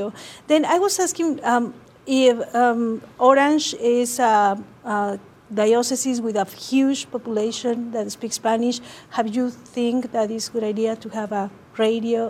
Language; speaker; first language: English; non-native, fluent; Spanish